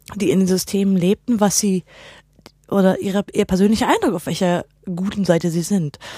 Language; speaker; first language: German; native; German